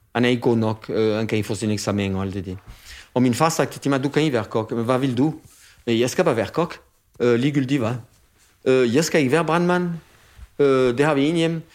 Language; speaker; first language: Danish; non-native, fluent; French